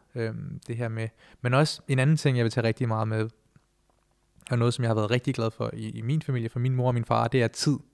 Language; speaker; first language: Danish; early bilingual, other home language; Punjabi